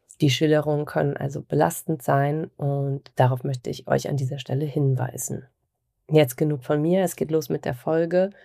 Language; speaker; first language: German; native; German